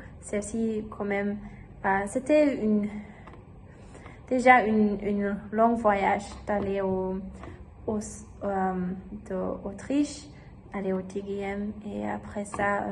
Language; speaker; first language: French; non-native, learner; German